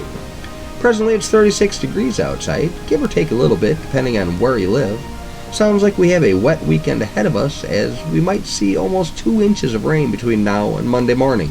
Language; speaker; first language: English; native; English